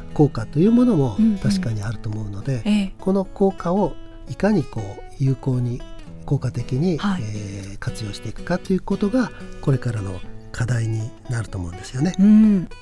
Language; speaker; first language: Japanese; native; Japanese